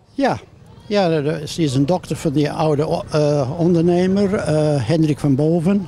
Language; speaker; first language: Dutch; non-native, fluent; English